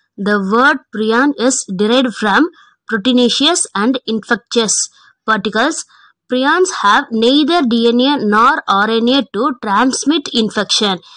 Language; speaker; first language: English; non-native, local second language; Tamil